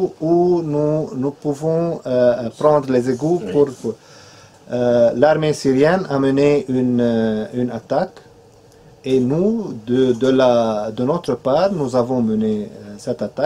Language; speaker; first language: French; non-native, fluent; Arabic